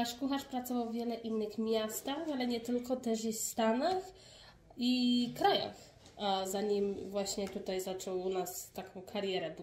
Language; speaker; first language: Polish; early bilingual, heritage; Polish